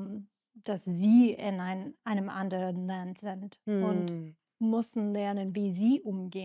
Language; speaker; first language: German; non-native, learner; English